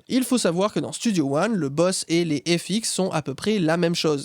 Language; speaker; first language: French; native; French